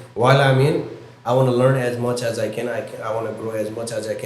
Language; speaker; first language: English; non-native, fluent; Nepali